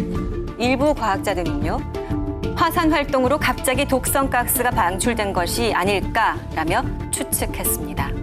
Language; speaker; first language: Korean; native; Korean